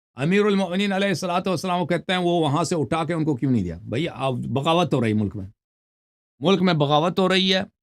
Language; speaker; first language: Urdu; non-native, fluent; Persian